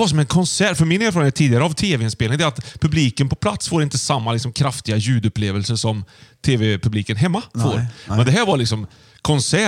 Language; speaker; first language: Swedish; native; Swedish